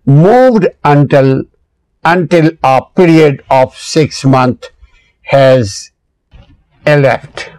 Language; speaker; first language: English; non-native, local second language; Urdu